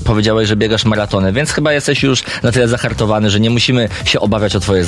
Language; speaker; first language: Polish; native; Polish